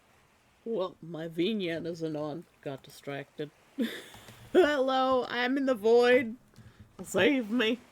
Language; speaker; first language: English; native; English